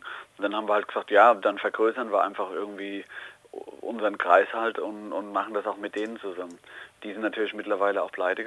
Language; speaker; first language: German; native; German